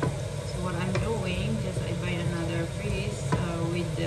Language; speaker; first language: English; non-native, learner; Filipino